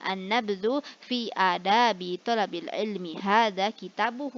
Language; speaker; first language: Arabic; non-native, fluent; Indonesian